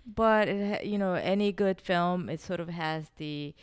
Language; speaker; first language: English; non-native, fluent; Korean